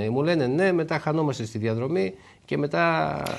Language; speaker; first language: Greek; native; Greek